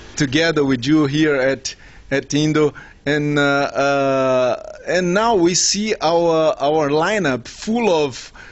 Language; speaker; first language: English; non-native, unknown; Portuguese